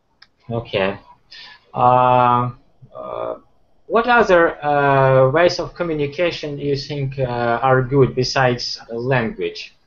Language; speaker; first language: English; non-native, fluent; Ukrainian